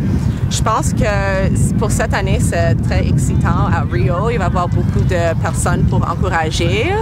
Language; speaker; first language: French; non-native, local second language; English